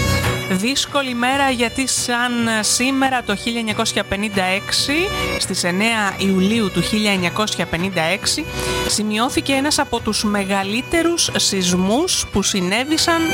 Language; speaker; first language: Greek; native; Greek